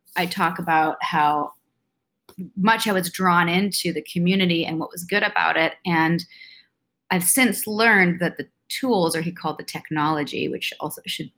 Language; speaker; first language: English; native; English